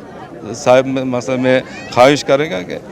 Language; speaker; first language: Hindi; non-native, learner; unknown